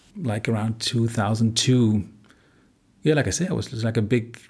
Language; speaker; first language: English; non-native, fluent; Dutch